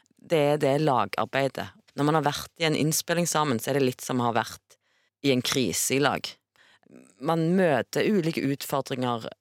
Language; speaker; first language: Norwegian; native; Norwegian